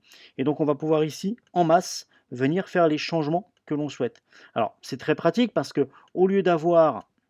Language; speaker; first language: French; native; French